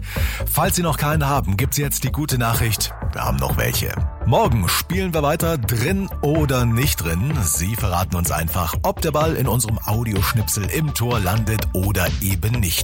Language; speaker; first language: German; native; German